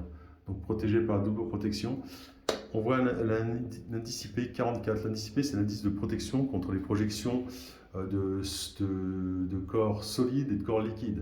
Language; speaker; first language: French; native; French